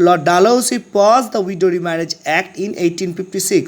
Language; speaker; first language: English; non-native, local second language; Bangla